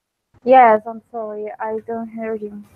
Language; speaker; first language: English; non-native, learner; Spanish